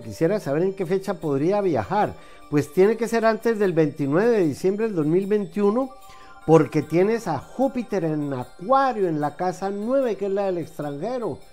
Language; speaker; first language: Spanish; native; Spanish